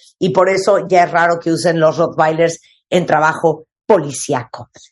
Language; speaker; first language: Spanish; native; Spanish